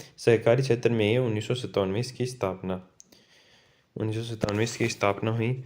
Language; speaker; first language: Hindi; native; Hindi